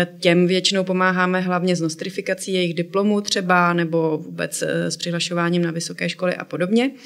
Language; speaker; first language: Czech; native; Czech